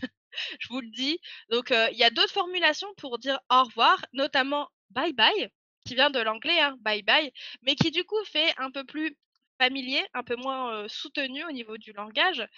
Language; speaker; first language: French; native; French